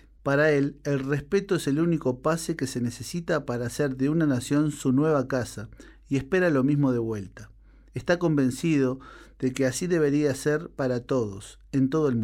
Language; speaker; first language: Spanish; native; Spanish